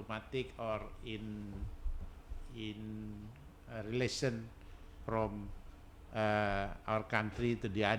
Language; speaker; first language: English; non-native, learner; Indonesian